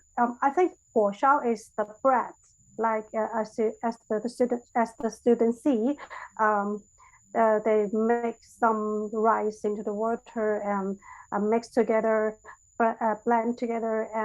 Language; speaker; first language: English; non-native, learner; Chinese